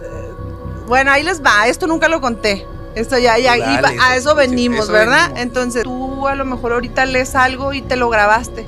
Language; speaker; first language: Spanish; native; Spanish